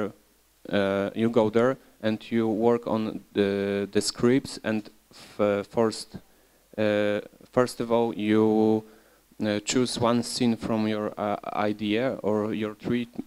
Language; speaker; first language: English; non-native, learner; Polish